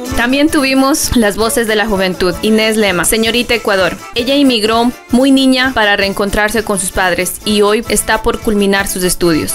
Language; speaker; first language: Spanish; non-native, local second language; Quechua